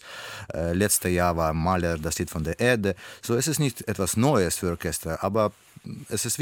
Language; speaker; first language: German; non-native, fluent; Russian